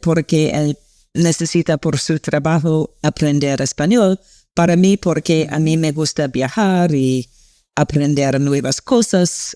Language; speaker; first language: Spanish; non-native, learner; English